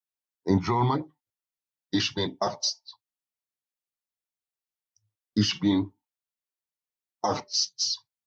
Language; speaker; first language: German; non-native, learner; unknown